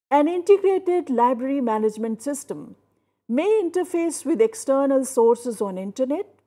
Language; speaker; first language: English; non-native, local second language; Hindi